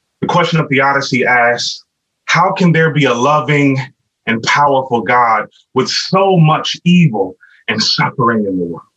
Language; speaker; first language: English; native; English